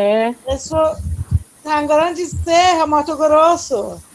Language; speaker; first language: Portuguese; non-native, fluent; Persian